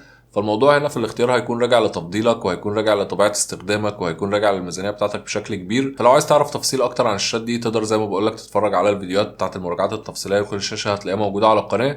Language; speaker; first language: Arabic; native; Arabic